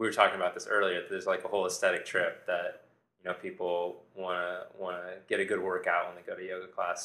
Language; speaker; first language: English; native; English